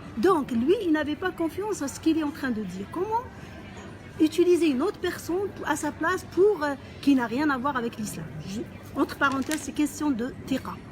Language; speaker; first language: French; non-native, local second language; Arabic